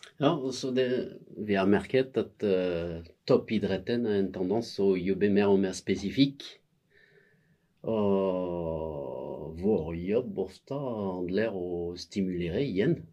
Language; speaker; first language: Norwegian; non-native, fluent; French